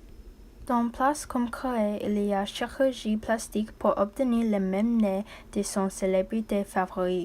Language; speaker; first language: French; non-native, learner; English